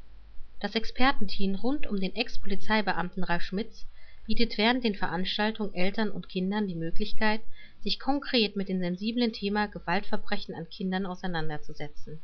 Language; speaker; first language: German; native; German